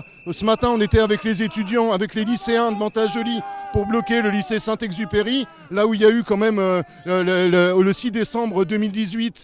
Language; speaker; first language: French; native; French